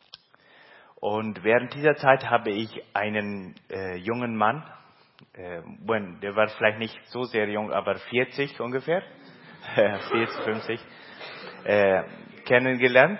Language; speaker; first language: German; early bilingual, heritage; Plautdietsch